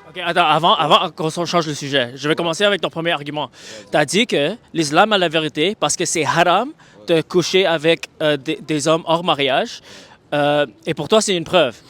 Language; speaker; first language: French; non-native, fluent; English